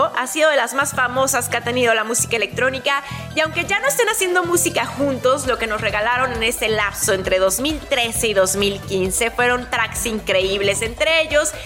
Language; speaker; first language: Spanish; native; Spanish